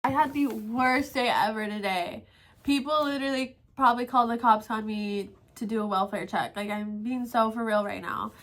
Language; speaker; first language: English; native; English